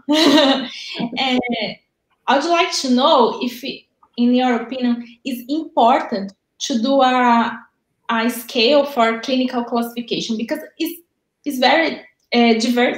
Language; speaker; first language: English; non-native, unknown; Portuguese